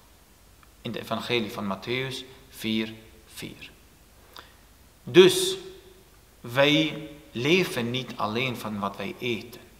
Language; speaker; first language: Dutch; non-native, fluent; Turoyo